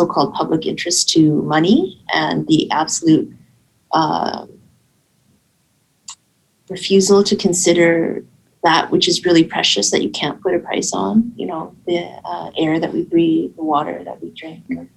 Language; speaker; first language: English; native; English